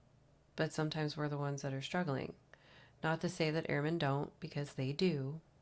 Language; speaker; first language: English; native; English